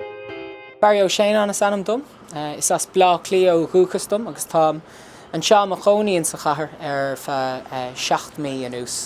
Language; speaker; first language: Irish; early bilingual, heritage; English